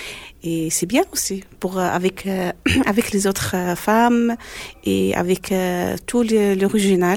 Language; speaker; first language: French; non-native, learner; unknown